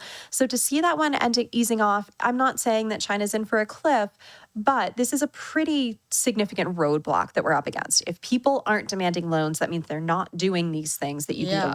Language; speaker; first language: English; native; English